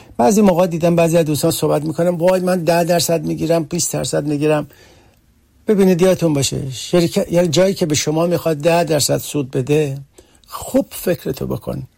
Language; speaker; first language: Persian; early bilingual, heritage; Persian